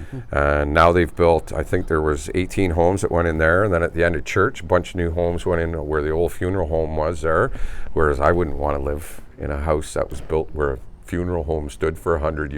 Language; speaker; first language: English; native; English